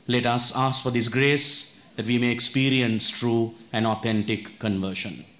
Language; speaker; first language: English; non-native, local second language; Sinhala